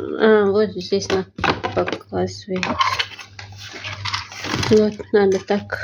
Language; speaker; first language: Russian; non-native, fluent; Tajik